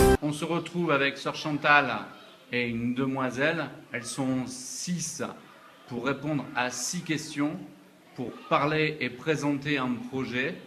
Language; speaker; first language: French; native; French